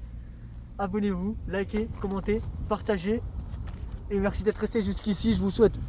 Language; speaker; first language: French; native; French